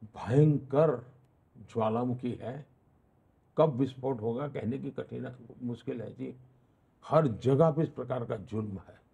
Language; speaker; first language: Hindi; non-native, local second language; Gujarati